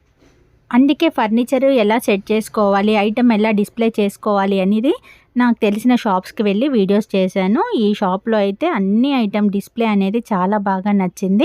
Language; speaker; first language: Telugu; native; Telugu